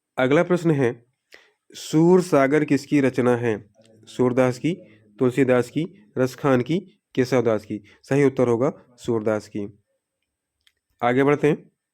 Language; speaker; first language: Hindi; native; Hindi